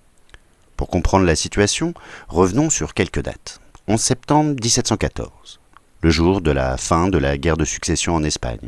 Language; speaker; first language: French; native; French